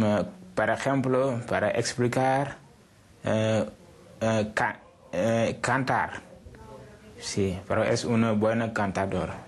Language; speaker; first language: Spanish; non-native, learner; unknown